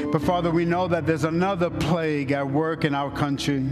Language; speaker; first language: English; native; English